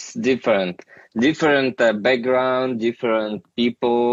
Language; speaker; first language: English; non-native, learner; Russian